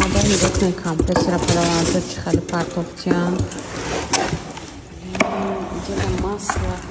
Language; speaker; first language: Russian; non-native, local second language; Tajik